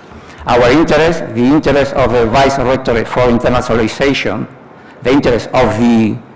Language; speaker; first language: English; non-native, fluent; Spanish